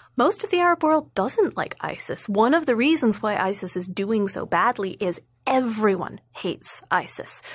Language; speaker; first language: English; native; English